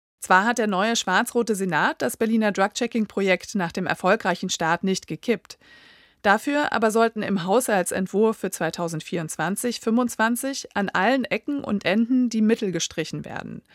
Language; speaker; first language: German; native; German